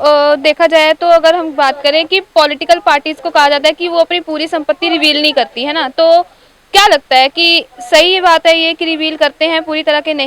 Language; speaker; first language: Hindi; non-native, local second language; Punjabi